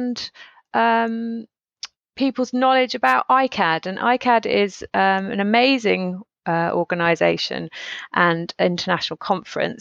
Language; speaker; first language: English; native; English